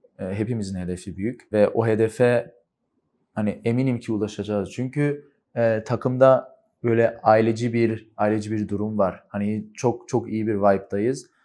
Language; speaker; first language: Turkish; early bilingual, heritage; Turkish